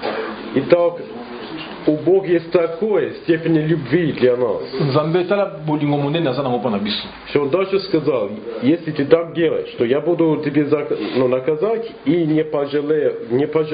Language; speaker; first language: Russian; non-native, fluent; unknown